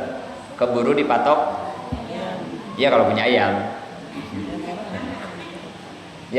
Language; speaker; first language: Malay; non-native, local second language; Sundanese